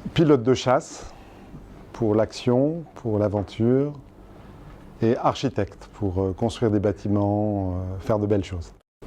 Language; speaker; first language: French; native; French